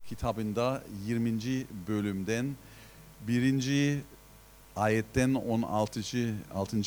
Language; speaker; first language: Turkish; non-native, fluent; German